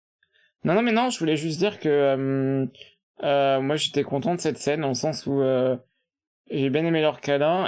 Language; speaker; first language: French; native; French